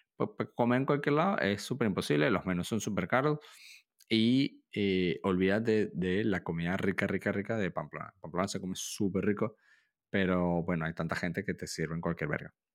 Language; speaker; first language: Spanish; native; Spanish